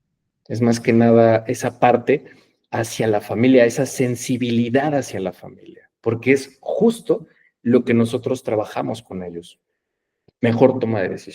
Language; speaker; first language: Spanish; native; Spanish